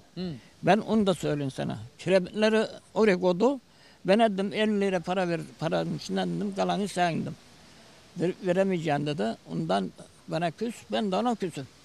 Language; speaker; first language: Turkish; native; Turkish